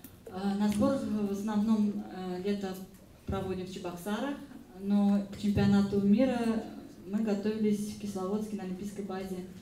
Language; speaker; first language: Russian; native; Russian